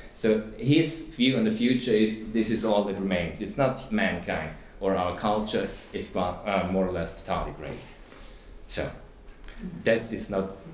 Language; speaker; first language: English; non-native, fluent; German